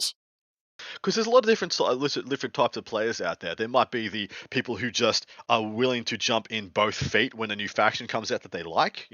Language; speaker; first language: English; native; English